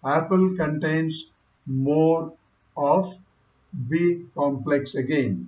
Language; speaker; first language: English; non-native, local second language; Kannada